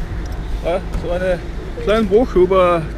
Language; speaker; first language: German; non-native, learner; Mongolian